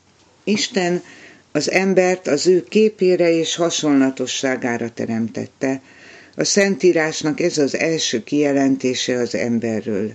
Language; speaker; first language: Hungarian; native; Hungarian